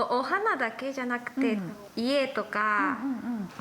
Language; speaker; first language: Japanese; non-native, learner; Spanish